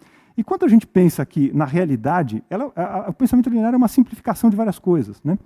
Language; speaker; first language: Portuguese; native; Portuguese